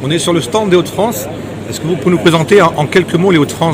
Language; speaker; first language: French; native; French